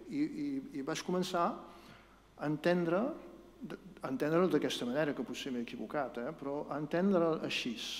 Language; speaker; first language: Catalan; non-native, local second language; French